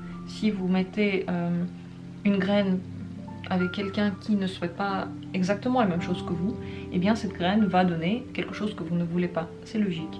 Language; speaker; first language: French; native; French